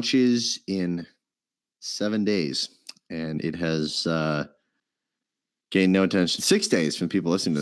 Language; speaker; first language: English; native; English